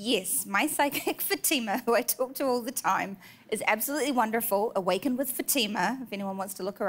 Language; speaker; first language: English; native; English